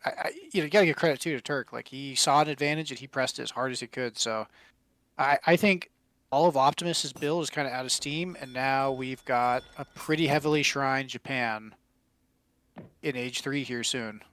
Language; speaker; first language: English; native; English